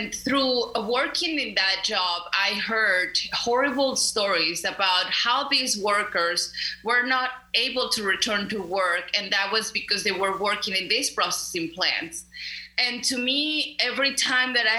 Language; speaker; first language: English; non-native, fluent; Spanish